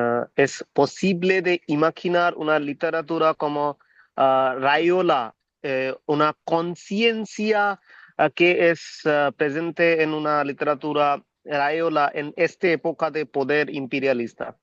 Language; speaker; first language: Spanish; non-native, learner; Bangla